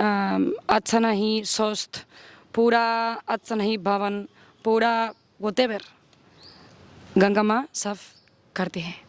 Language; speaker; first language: Hindi; non-native, learner; Spanish